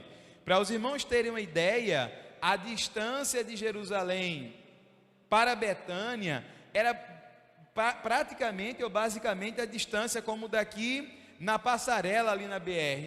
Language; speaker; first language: Portuguese; native; Portuguese